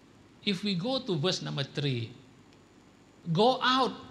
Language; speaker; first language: English; non-native, local second language; Malay